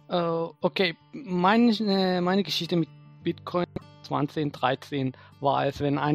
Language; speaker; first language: German; non-native, fluent; Persian